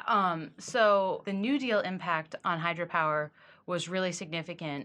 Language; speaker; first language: English; native; English